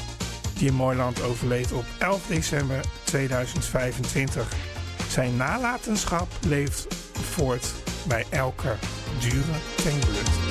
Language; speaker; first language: Dutch; native; Dutch